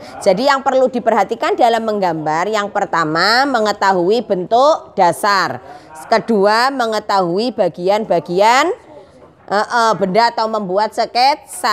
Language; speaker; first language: Indonesian; non-native, local second language; Javanese